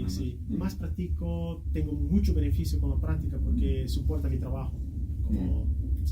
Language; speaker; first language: Spanish; non-native, fluent; Portuguese